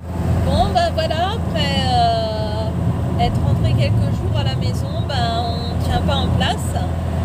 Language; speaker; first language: French; native; French